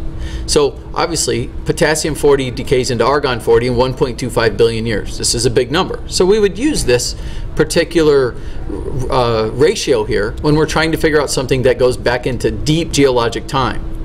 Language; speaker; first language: English; native; English